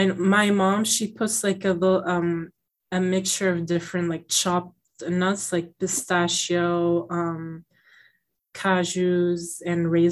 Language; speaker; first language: English; native; English